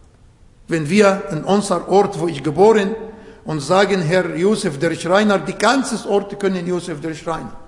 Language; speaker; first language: German; non-native, fluent; Arabic